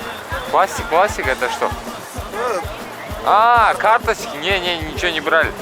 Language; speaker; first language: Russian; non-native, local second language; Kazakh